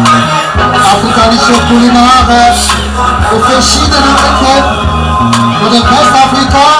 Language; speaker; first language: German; non-native, learner; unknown